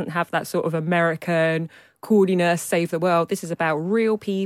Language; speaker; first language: English; native; English